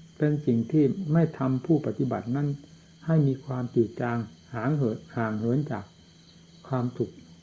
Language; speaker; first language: Thai; non-native, local second language; Northeastern Thai